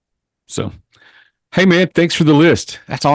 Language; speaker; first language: English; native; English